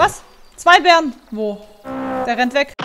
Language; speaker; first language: German; native; German